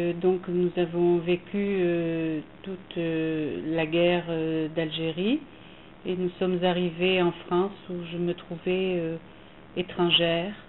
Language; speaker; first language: French; native; French